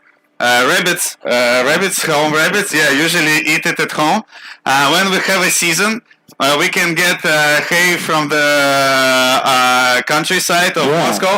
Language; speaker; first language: English; non-native, learner; Russian